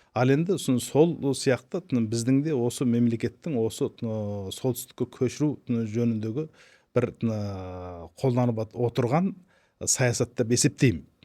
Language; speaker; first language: Kazakh; early bilingual, heritage; Kazakh